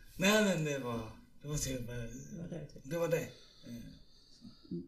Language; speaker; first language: Swedish; early bilingual, other home language; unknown